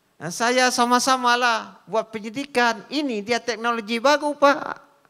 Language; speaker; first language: Malay; native; Malay